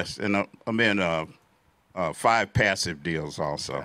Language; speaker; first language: English; native; English